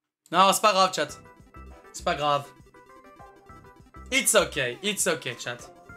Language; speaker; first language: French; native; French